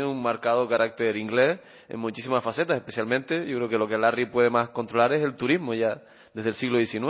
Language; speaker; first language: Spanish; native; Spanish